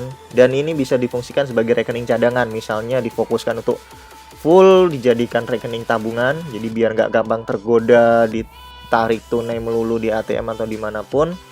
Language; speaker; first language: Indonesian; native; Indonesian